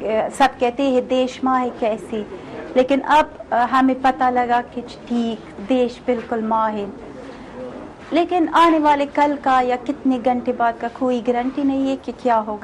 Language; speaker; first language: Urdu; non-native, learner; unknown